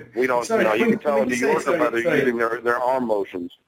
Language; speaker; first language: English; native; English